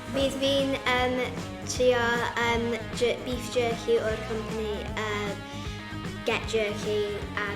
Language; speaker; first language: Welsh; non-native, local second language; English